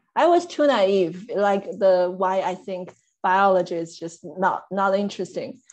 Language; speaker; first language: English; non-native, fluent; Chinese